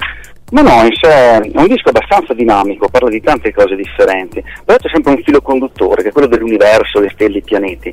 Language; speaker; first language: Italian; native; Italian